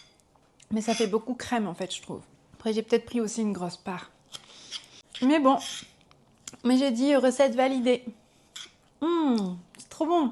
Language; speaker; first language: French; native; French